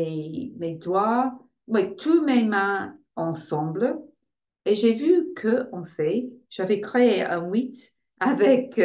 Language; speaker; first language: French; non-native, fluent; English